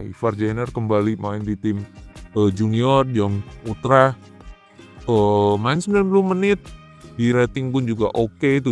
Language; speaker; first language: Indonesian; native; Indonesian